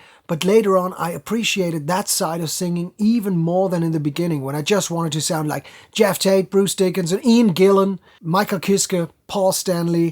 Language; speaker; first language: English; non-native, fluent; German